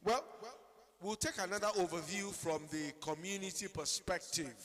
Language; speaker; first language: English; non-native, local second language; Yoruba